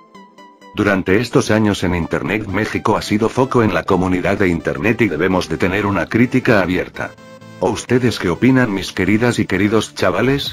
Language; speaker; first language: Spanish; native; Spanish